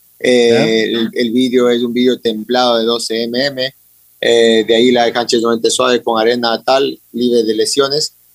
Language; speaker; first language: Spanish; native; Spanish